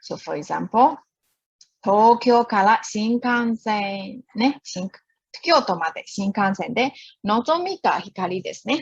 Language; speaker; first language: Japanese; non-native, fluent; Chinese